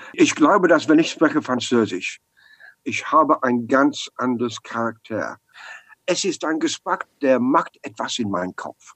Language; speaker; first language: German; non-native, learner; English